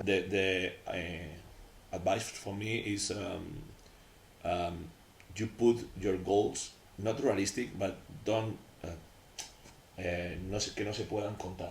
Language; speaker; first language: English; non-native, learner; Spanish